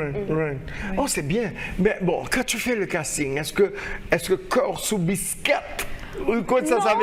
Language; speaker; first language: French; non-native, local second language; Haitian Creole